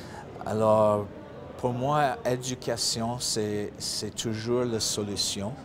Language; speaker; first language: French; non-native, fluent; English